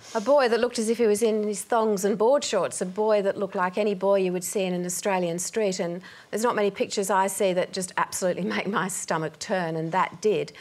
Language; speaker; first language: English; native; English